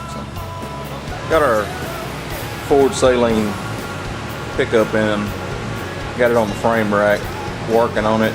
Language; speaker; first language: English; native; English